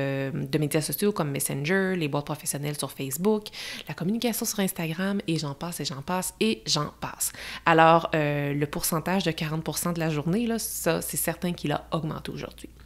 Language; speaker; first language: French; native; French